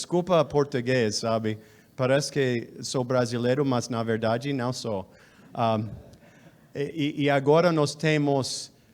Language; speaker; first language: Portuguese; non-native, fluent; English